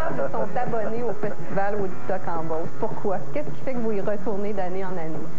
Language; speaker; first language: French; native; French